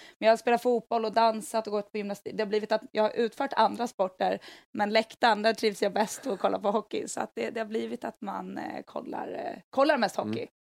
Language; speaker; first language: Swedish; native; Swedish